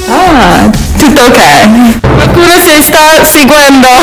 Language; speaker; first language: Italian; non-native, learner; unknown